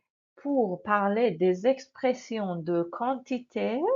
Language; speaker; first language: French; non-native, fluent; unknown